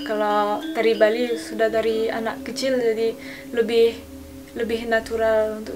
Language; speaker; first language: Indonesian; non-native, fluent; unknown